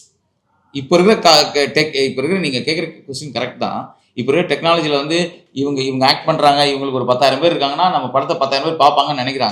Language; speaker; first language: Tamil; native; Tamil